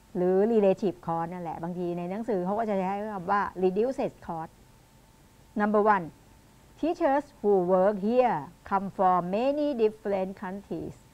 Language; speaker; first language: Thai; native; Thai